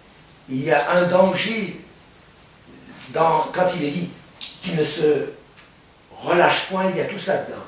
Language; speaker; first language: French; native; French